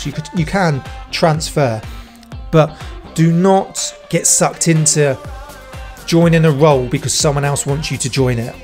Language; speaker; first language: English; native; English